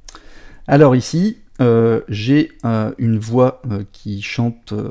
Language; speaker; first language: French; native; French